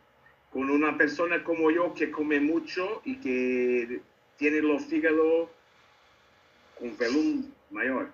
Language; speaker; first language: Spanish; non-native, learner; Portuguese